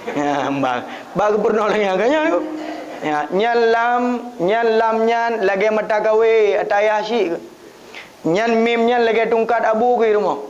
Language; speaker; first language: Malay; non-native, local second language; Achinese